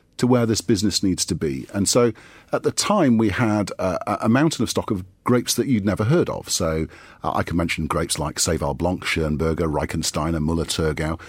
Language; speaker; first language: English; native; English